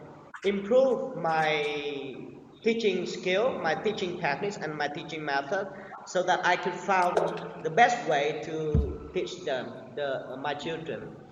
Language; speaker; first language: English; non-native, learner; Vietnamese